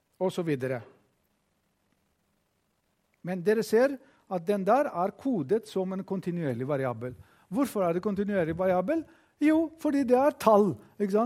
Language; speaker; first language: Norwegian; non-native, fluent; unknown